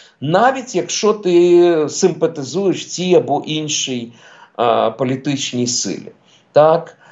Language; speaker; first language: Ukrainian; non-native, local second language; Russian